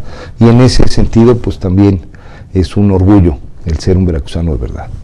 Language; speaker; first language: Spanish; native; Spanish